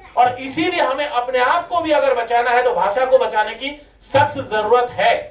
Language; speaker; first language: Hindi; non-native, local second language; Rajasthani